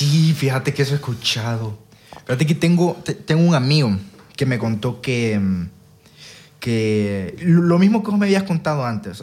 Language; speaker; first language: Spanish; native; Spanish